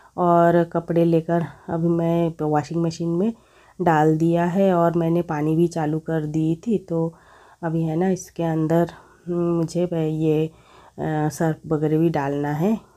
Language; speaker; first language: Hindi; non-native, local second language; Bangla